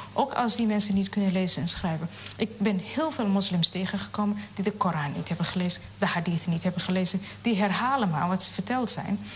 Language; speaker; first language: Dutch; non-native, fluent; Somali